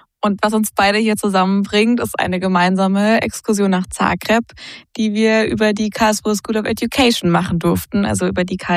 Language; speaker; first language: German; native; German